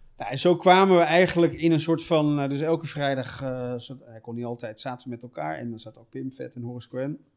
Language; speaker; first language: Dutch; native; Dutch